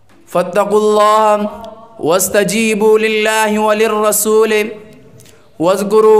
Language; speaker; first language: Arabic; non-native, fluent; Urdu